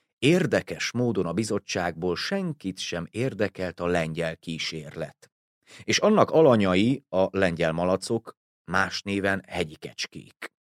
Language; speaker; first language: Hungarian; native; Hungarian